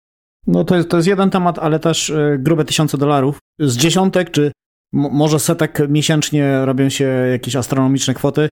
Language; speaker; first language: Polish; native; Polish